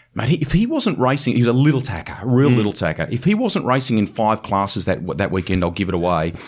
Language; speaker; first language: English; native; English